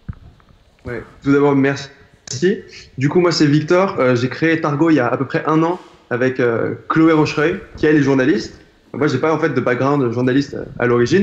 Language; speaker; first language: French; native; French